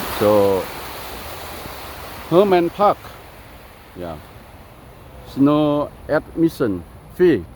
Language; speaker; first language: English; non-native, learner; Lao